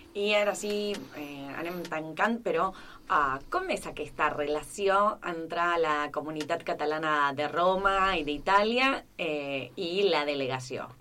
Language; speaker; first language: Catalan; non-native, fluent; Spanish